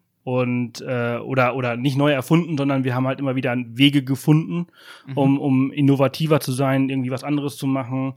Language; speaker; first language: German; native; German